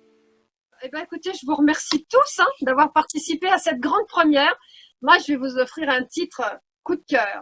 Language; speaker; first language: French; native; French